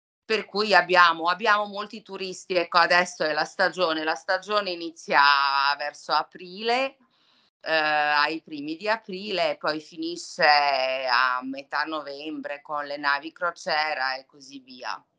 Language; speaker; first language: Italian; non-native, fluent; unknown